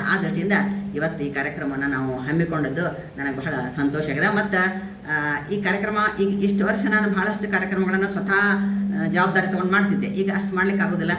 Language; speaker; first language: Kannada; native; Kannada